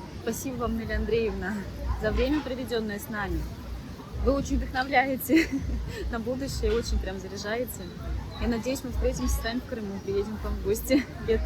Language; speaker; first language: Russian; native; Russian